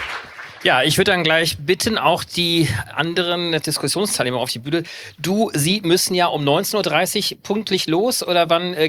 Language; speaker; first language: German; native; German